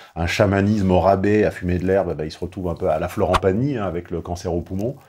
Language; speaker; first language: French; native; French